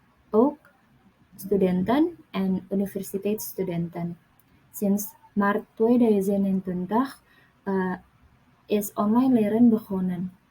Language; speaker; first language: Dutch; non-native, learner; Indonesian